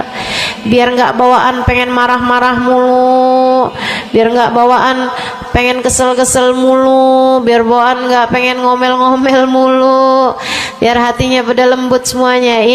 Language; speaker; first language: Indonesian; native; Indonesian